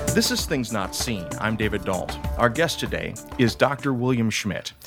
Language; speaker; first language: English; native; English